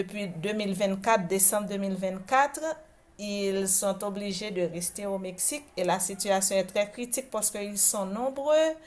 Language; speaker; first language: French; non-native, local second language; Haitian Creole